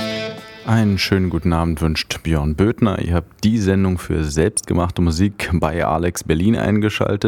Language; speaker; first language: German; native; German